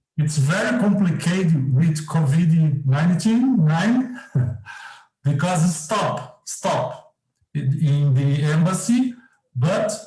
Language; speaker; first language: English; non-native, learner; Portuguese